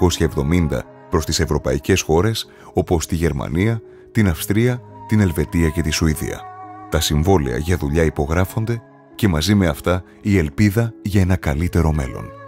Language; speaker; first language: Greek; native; Greek